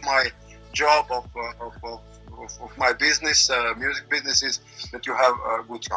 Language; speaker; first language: English; non-native, learner; Croatian